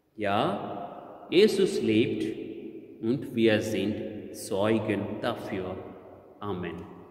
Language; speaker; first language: German; non-native, fluent; Telugu